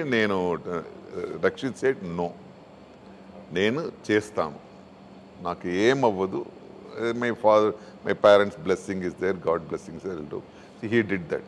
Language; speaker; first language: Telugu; non-native, fluent; Tamil